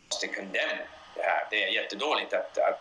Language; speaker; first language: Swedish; non-native, fluent; English